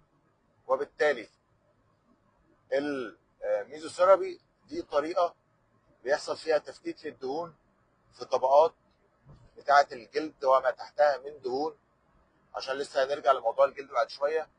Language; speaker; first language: Arabic; native; Arabic